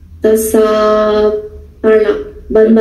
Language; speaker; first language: Filipino; non-native, learner; Chinese